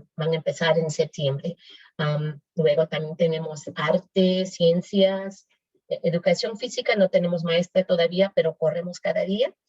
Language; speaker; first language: Spanish; native; Spanish